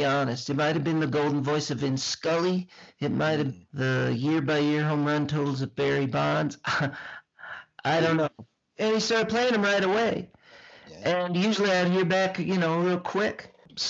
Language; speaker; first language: English; native; English